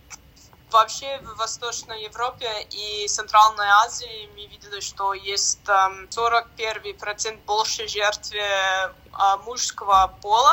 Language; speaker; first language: Russian; non-native, learner; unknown